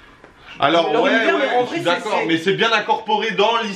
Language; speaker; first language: French; native; French